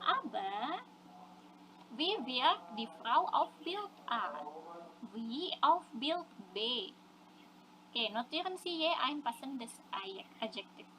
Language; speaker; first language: German; non-native, fluent; Indonesian